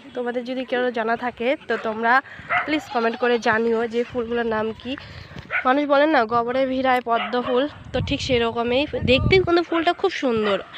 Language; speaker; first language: Bangla; non-native, local second language; Rangpuri